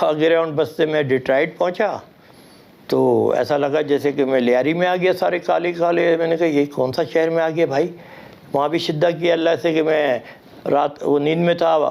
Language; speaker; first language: Urdu; native; Urdu